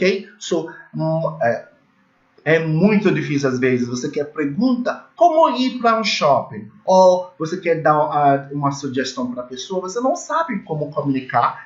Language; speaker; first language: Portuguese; non-native, learner; English